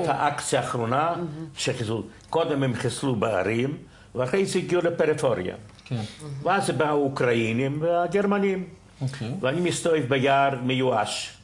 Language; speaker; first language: Hebrew; non-native, fluent; Yiddish